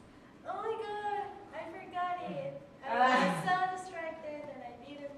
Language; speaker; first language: English; non-native, learner; Spanish